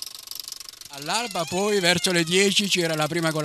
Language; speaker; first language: Italian; native; Italian